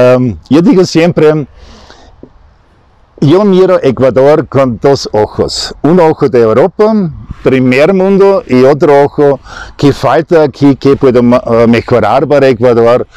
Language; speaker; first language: Spanish; non-native, learner; German